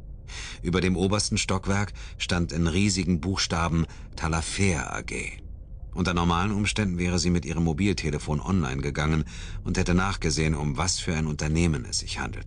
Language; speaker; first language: German; native; German